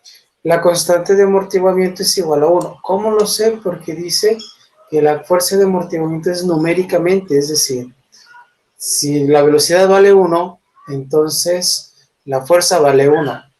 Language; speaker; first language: Spanish; native; Spanish